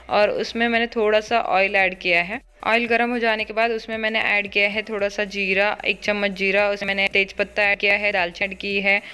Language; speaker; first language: Hindi; non-native, local second language; Marathi